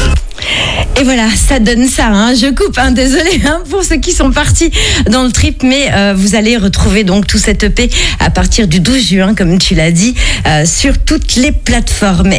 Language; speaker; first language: French; native; French